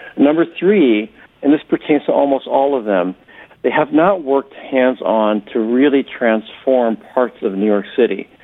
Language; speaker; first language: English; native; English